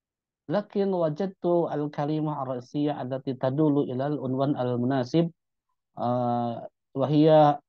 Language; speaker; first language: Arabic; non-native, fluent; Indonesian